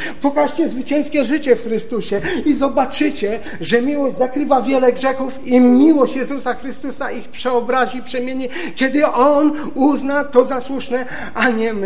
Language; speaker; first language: Polish; native; Polish